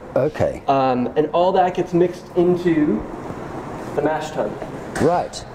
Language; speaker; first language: English; native; English